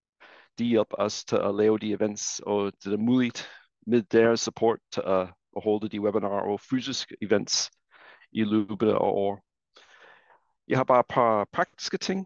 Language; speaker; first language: Danish; non-native, fluent; English